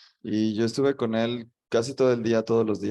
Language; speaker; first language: Spanish; native; Spanish